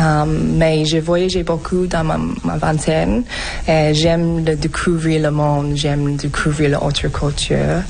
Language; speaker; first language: French; non-native, fluent; English